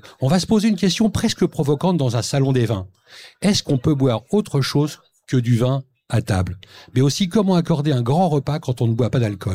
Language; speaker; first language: French; native; French